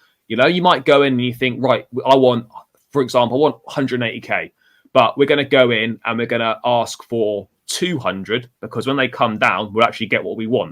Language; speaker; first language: English; native; English